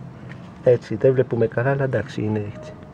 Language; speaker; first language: Greek; non-native, learner; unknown